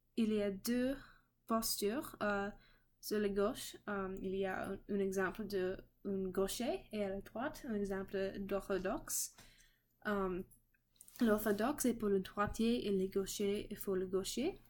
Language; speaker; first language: French; non-native, learner; English